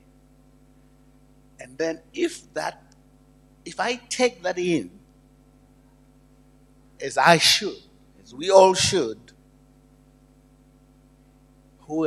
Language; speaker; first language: English; non-native, local second language; Shona